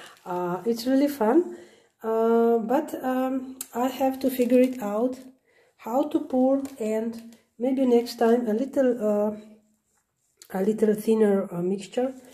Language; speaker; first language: English; non-native, learner; Slovenian